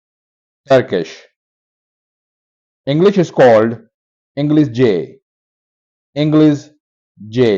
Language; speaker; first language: Turkish; non-native, learner; Urdu